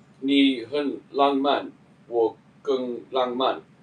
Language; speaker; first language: Chinese; non-native, learner; English